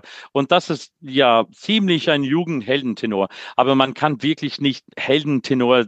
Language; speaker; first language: German; non-native, learner; English